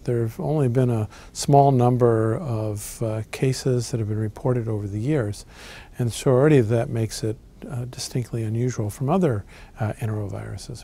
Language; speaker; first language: English; native; English